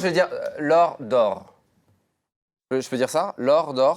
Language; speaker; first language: French; native; French